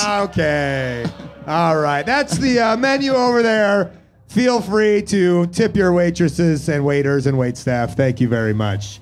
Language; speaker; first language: English; native; English